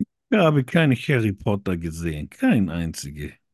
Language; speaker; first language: German; native; German